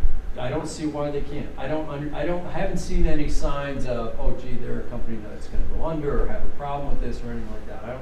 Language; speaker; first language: English; native; English